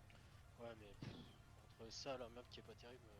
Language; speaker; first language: French; native; French